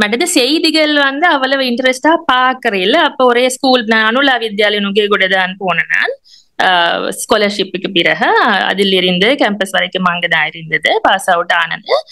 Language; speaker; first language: Tamil; non-native, local second language; Sinhala